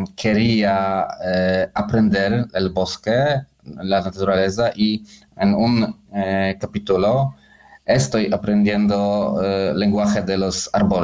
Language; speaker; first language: Spanish; non-native, learner; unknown